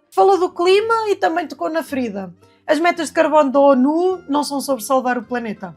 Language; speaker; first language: Portuguese; native; Portuguese